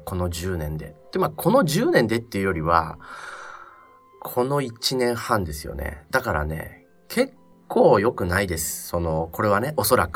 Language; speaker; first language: Japanese; native; Japanese